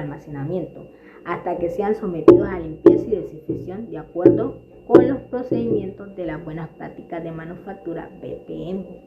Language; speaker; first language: Spanish; native; Spanish